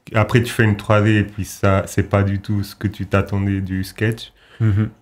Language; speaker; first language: French; non-native, fluent; Portuguese